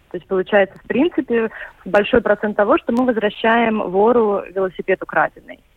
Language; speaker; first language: Russian; native; Russian